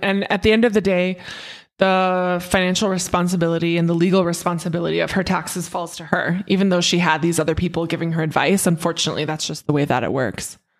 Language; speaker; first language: English; native; English